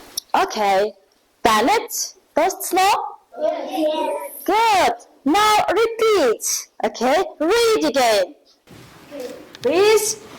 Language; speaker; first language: English; non-native, learner; Mongolian